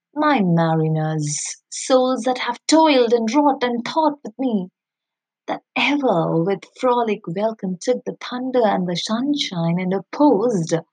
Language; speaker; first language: English; non-native, local second language; Malayalam